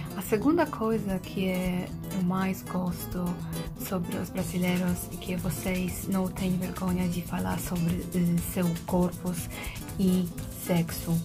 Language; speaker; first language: Portuguese; non-native, fluent; Polish